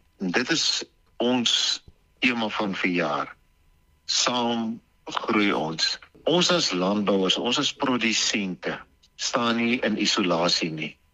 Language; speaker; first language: Afrikaans; native; Afrikaans